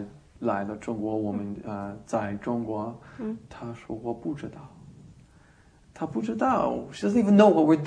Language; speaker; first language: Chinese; non-native, learner; English